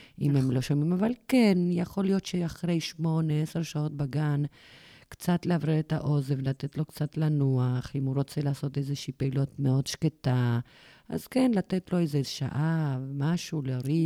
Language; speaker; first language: Hebrew; non-native, fluent; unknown